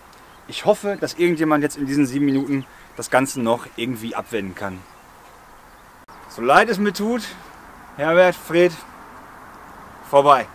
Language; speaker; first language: German; native; German